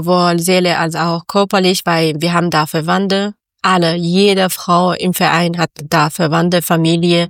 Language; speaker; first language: German; non-native, learner; Persian